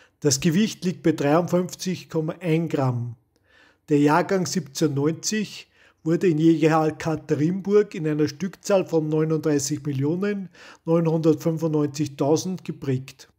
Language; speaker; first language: German; native; German